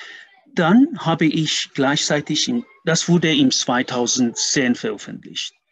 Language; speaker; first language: German; non-native, fluent; Persian